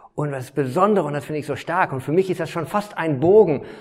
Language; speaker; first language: German; native; German